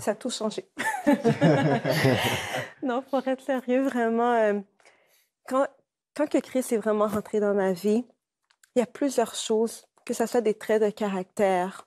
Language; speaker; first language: French; native; French